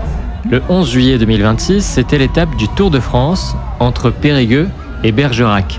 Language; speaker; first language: French; native; French